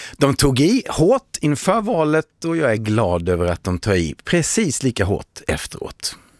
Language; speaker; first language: Swedish; native; Swedish